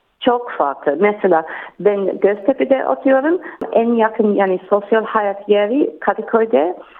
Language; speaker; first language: Turkish; non-native, learner; English